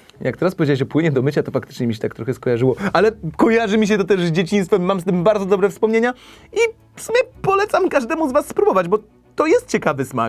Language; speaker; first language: Polish; native; Polish